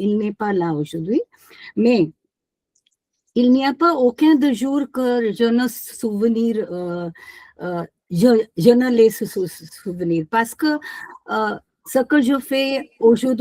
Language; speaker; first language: French; non-native, learner; Hindi